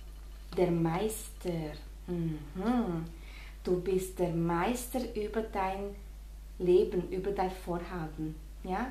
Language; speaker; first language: German; non-native, fluent; Spanish